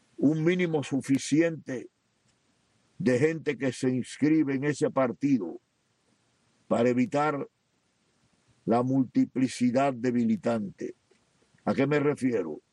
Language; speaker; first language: Spanish; native; Spanish